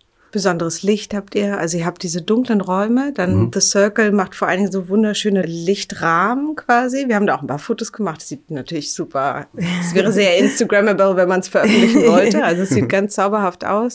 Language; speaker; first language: German; native; German